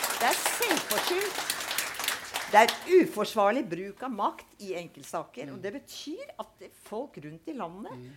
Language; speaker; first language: Norwegian; native; Norwegian